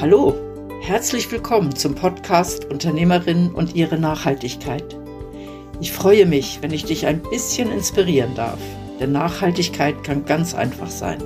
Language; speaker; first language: German; native; German